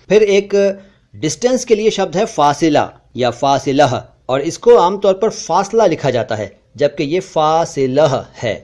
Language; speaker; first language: Hindi; native; Hindi